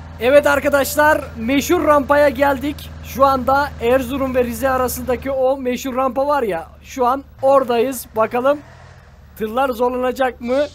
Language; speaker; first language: Turkish; native; Turkish